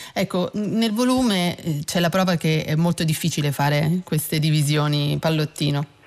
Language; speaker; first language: Italian; native; Italian